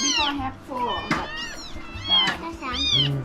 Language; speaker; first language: English; non-native, learner; Thai